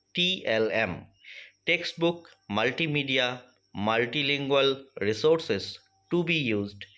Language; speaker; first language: English; non-native, local second language; Bangla